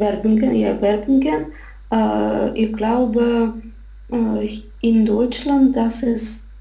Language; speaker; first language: German; non-native, learner; Russian